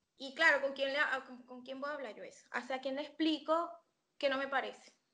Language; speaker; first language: Spanish; native; Spanish